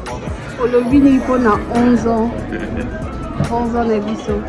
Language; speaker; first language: French; non-native, local second language; Lingala